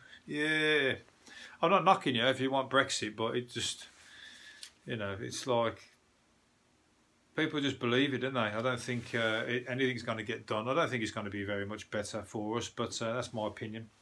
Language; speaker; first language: English; native; English